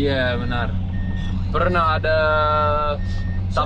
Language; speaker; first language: Indonesian; non-native, learner; English